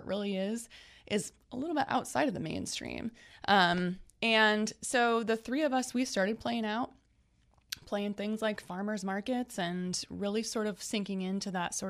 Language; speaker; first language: English; native; English